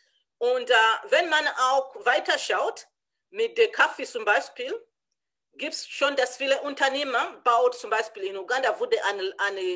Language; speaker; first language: German; non-native, learner; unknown